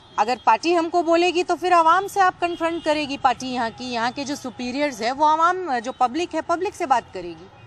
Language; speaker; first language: Hindi; non-native, local second language; Urdu